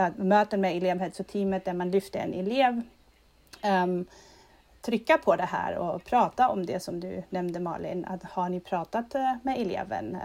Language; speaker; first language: Swedish; non-native, fluent; German